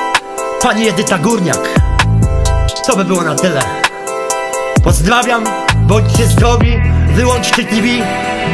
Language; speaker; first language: Polish; native; Polish